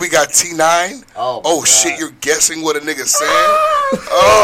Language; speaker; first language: English; early bilingual, other home language; Haitian Creole